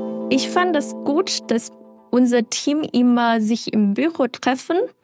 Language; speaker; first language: German; non-native, fluent; Chinese